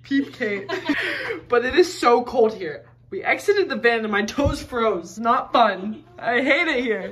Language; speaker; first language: English; native; English